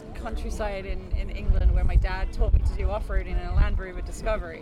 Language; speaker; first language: English; native; English